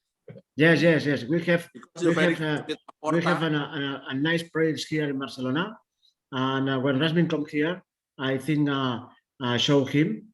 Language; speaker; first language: English; non-native, learner; Spanish